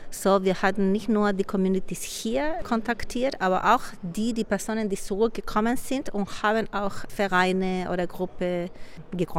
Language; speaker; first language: German; non-native, fluent; Spanish